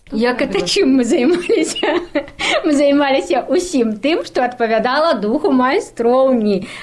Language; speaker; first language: Belarusian; native; Belarusian